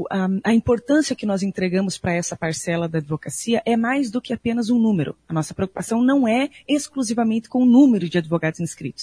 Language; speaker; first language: Portuguese; native; Portuguese